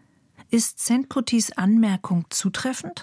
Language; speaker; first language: German; native; German